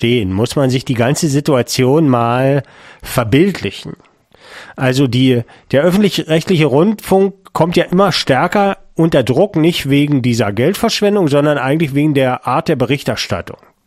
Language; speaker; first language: German; native; German